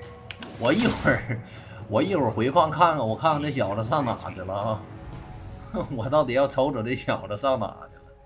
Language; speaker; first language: Chinese; native; Chinese